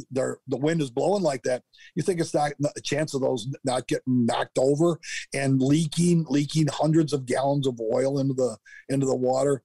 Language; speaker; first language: English; native; English